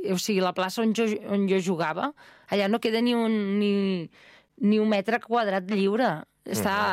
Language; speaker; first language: Catalan; native; Catalan